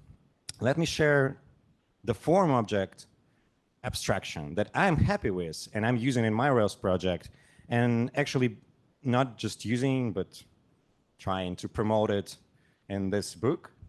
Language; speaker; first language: English; non-native, fluent; Russian